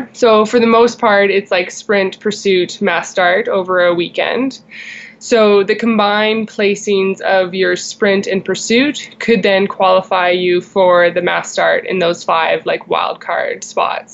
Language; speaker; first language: English; native; English